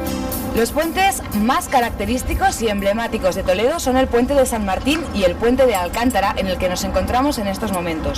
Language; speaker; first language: Spanish; native; Spanish